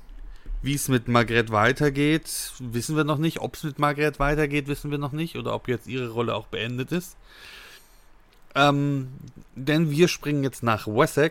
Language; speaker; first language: German; native; German